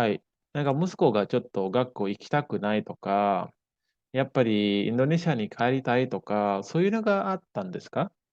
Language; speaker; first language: Japanese; non-native, fluent; Indonesian